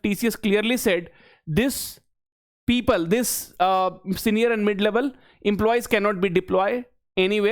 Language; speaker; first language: English; non-native, local second language; Hindi